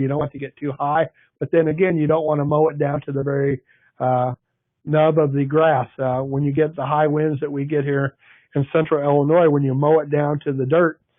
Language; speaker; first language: English; native; English